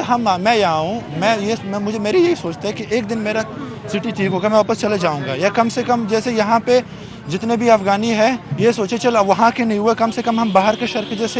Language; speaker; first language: Hindi; non-native, fluent; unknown